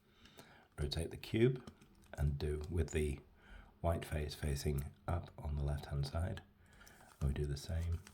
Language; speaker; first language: English; native; English